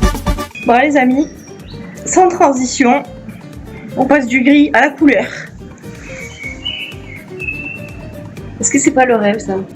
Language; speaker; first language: French; native; French